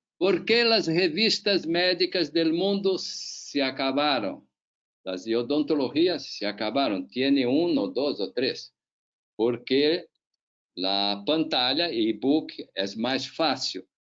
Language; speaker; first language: Spanish; non-native, learner; Portuguese